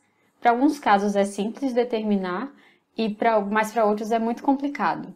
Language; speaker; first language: Portuguese; non-native, fluent; English